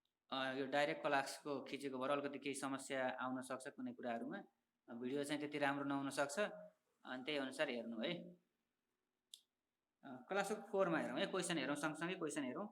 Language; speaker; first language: Nepali; native; Nepali